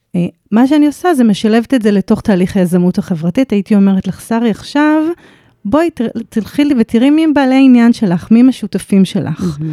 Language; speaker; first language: Hebrew; native; Hebrew